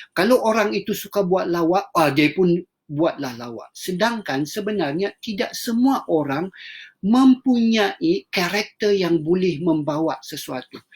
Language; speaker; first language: Malay; native; Malay